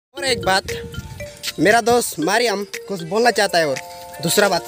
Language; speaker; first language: Hindi; non-native, local second language; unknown